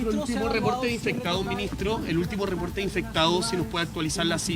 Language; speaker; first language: Spanish; native; Spanish